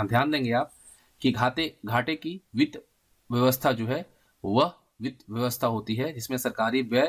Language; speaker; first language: Hindi; native; Hindi